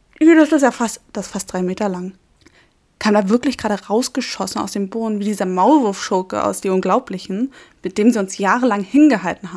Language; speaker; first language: German; native; German